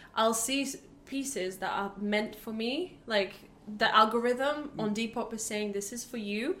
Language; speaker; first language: English; non-native, fluent; Latvian